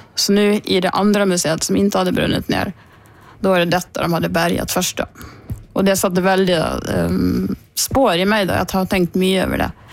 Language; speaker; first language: Swedish; native; Swedish